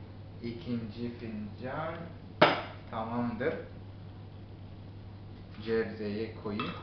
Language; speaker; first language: Turkish; non-native, learner; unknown